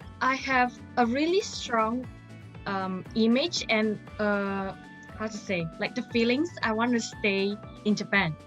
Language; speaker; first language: English; non-native, local second language; Chinese